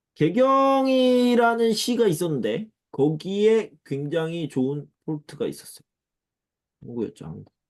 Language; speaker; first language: Korean; native; Korean